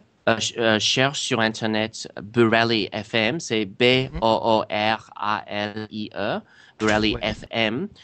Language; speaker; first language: French; non-native, fluent; English